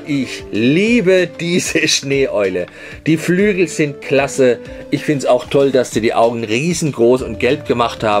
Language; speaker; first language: German; native; German